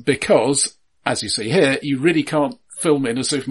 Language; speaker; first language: English; native; English